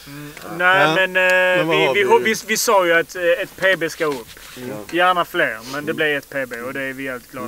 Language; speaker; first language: Swedish; native; Swedish